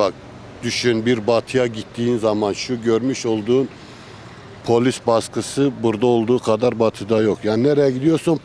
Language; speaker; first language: Turkish; non-native, local second language; Kurdish